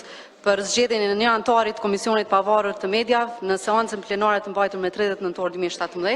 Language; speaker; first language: Albanian; native; Albanian